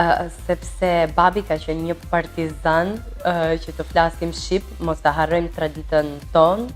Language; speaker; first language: Albanian; early bilingual, heritage; Albanian